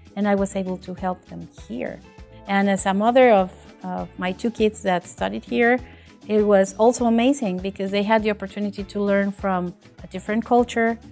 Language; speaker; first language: English; non-native, fluent; Spanish